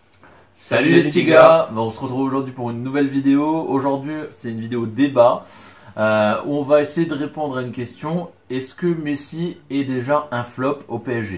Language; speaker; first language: French; native; French